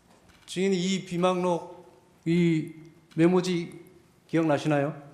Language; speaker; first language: Korean; native; Korean